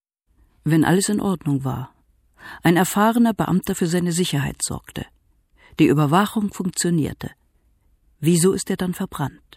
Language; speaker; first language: German; native; German